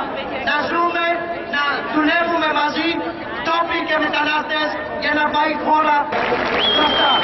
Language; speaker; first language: Greek; non-native, fluent; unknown